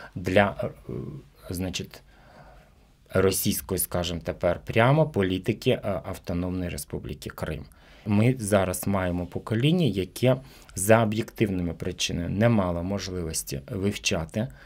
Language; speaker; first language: Ukrainian; non-native, local second language; Crimean Tatar